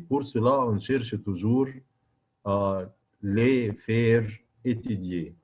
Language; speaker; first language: French; non-native, fluent; Arabic